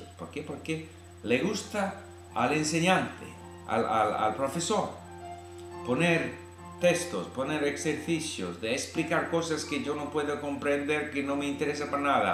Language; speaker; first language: Spanish; non-native, fluent; English